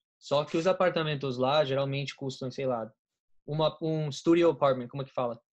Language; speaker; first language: Portuguese; non-native, fluent; Spanish